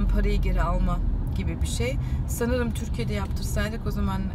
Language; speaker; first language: Turkish; early bilingual, heritage; Turkish